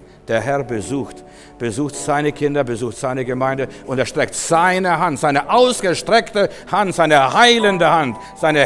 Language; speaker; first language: German; native; German